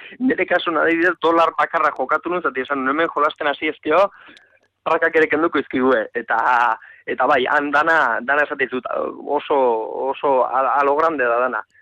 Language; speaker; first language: Basque; native; Basque